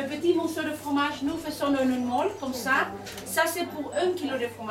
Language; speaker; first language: French; non-native, learner; Dutch